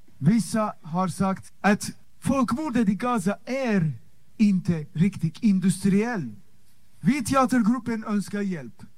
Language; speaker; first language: Swedish; non-native, fluent; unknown